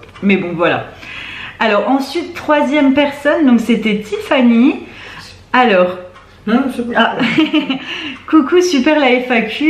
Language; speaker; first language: French; native; French